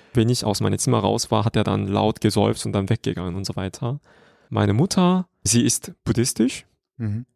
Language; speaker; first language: German; non-native, fluent; Korean